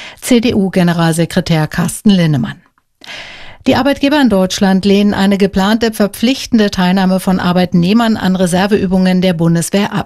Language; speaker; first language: German; native; German